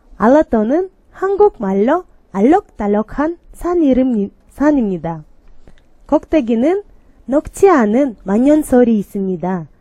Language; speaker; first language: Korean; non-native, learner; Kyrgyz